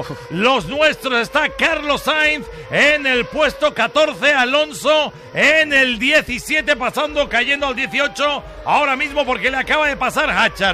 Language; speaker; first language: Spanish; native; Spanish